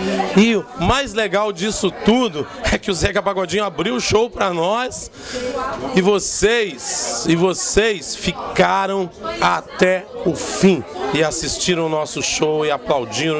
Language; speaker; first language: Portuguese; native; Portuguese